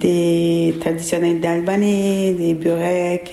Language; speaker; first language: French; non-native, learner; Albanian